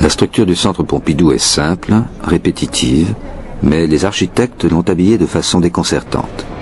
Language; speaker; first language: French; native; French